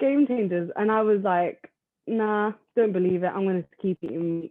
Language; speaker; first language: English; native; English